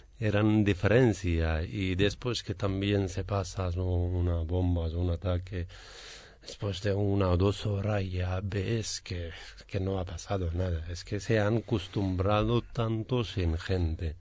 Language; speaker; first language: Spanish; non-native, learner; Pashto